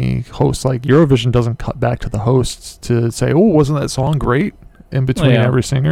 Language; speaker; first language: English; native; English